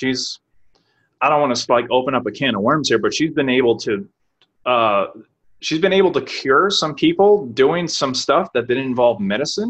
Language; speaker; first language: English; native; English